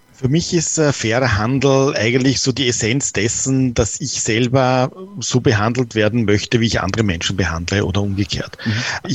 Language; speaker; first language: German; native; German